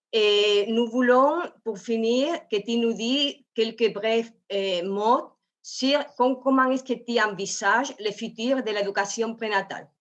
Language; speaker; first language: French; non-native, learner; Spanish